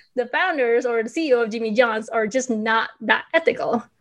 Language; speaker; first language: English; non-native, fluent; Indonesian